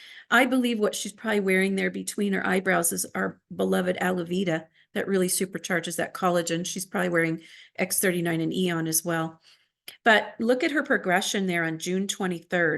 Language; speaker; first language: English; native; English